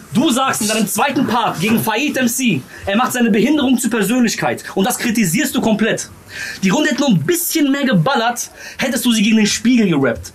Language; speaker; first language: German; early bilingual, other home language; Romanian